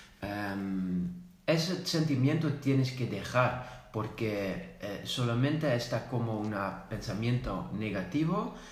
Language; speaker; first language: Spanish; non-native, fluent; Dutch